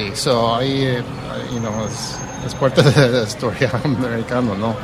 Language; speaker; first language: Spanish; early bilingual, heritage; English